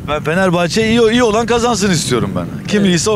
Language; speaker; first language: Turkish; native; Turkish